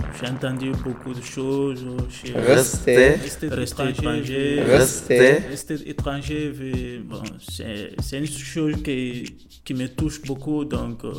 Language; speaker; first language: French; non-native, learner; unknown